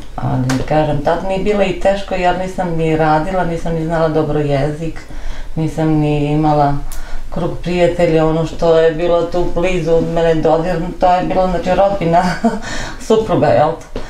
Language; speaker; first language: Serbian; non-native, fluent; Armenian